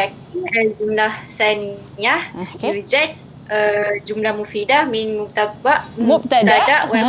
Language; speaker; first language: Arabic; non-native, learner; Malay